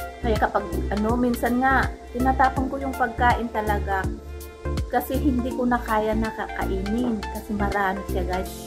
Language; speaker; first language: Filipino; non-native, local second language; Iloko